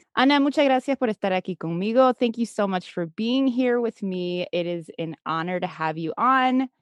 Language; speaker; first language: English; native; English